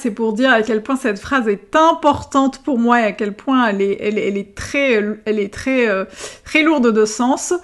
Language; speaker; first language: French; native; French